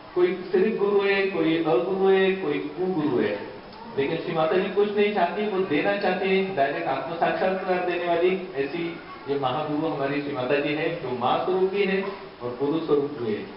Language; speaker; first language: Hindi; non-native, local second language; Marathi